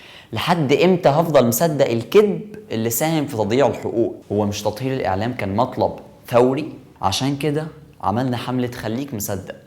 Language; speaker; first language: Arabic; native; Arabic